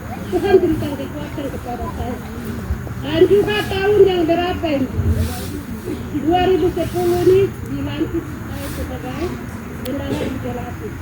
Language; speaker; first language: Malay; non-native, local second language; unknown